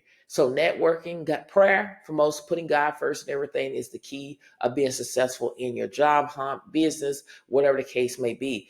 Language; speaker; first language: English; native; English